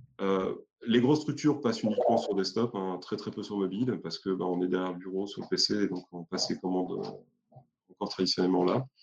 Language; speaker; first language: French; native; French